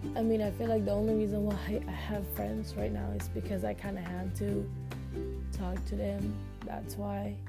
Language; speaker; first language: English; non-native, local second language; Filipino